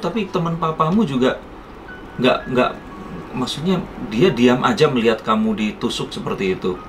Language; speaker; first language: Indonesian; native; Indonesian